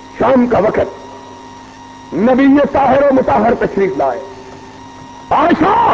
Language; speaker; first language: Urdu; non-native, local second language; Punjabi